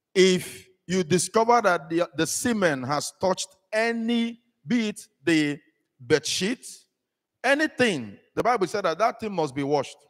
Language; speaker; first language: English; non-native, local second language; Igbo